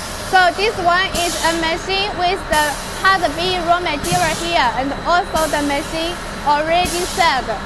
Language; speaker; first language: English; non-native, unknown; Chinese